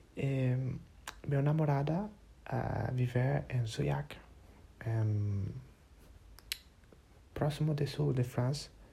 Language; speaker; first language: Portuguese; non-native, learner; English